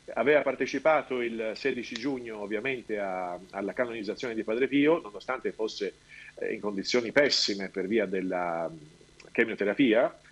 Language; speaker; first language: Italian; non-native, fluent; Albanian